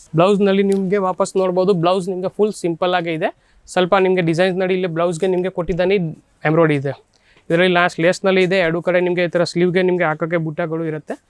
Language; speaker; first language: Kannada; non-native, learner; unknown